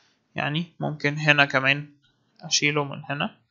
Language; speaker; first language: Arabic; native; Arabic